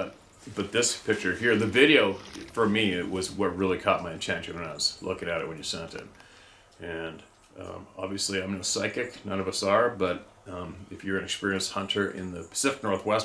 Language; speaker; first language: English; native; English